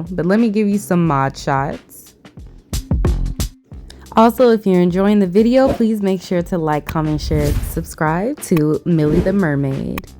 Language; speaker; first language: English; native; English